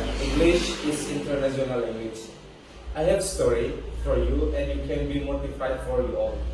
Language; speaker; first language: English; non-native, learner; Indonesian